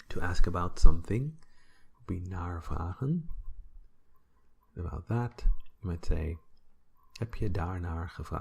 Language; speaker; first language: Dutch; non-native, fluent; English